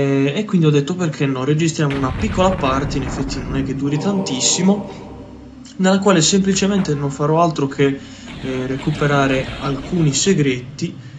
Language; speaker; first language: Italian; native; Italian